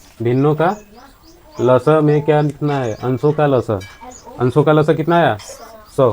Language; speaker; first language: Hindi; native; Hindi